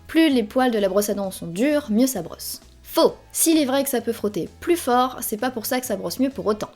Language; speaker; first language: French; native; French